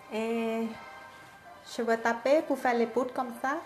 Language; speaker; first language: French; non-native, learner; Thai